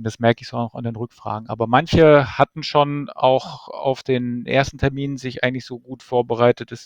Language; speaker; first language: German; native; German